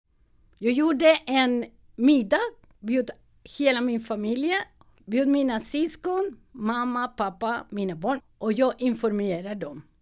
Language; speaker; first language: Swedish; non-native, learner; Spanish